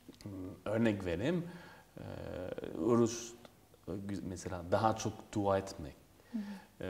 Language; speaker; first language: Turkish; non-native, fluent; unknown